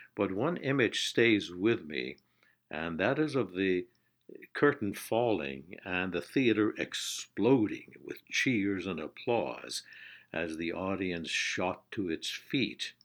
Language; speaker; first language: English; non-native, fluent; Persian